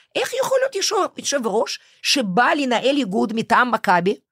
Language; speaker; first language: Hebrew; non-native, fluent; Russian